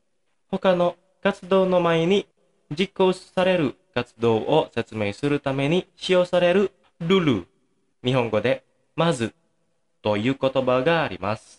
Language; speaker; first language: Japanese; non-native, fluent; Indonesian